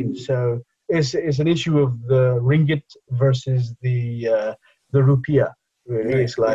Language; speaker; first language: English; non-native, local second language; Bangla